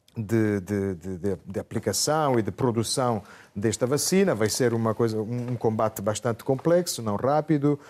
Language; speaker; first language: Portuguese; non-native, fluent; Italian